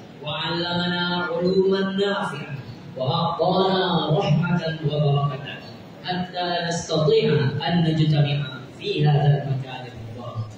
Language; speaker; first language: Arabic; non-native, learner; Indonesian